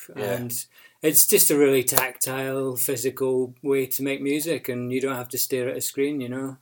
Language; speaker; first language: English; native; English